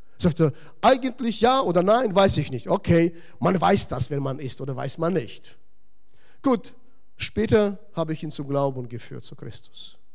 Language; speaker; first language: German; non-native, fluent; Russian